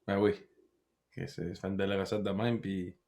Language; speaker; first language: French; native; French